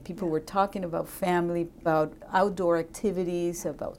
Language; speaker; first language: English; non-native, fluent; Spanish